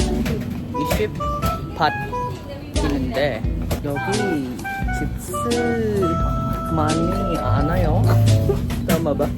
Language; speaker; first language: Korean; non-native, learner; Filipino